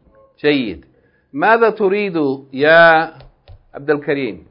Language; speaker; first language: Arabic; non-native, fluent; English